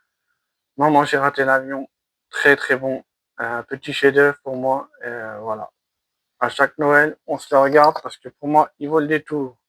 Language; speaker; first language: French; native; French